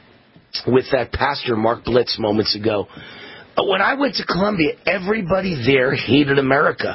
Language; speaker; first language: English; native; English